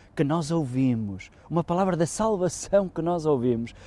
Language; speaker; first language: Portuguese; native; Portuguese